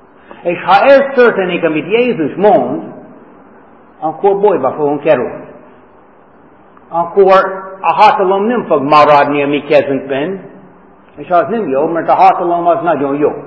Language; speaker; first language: Hungarian; non-native, fluent; English